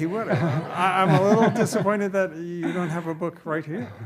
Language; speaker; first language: English; native; English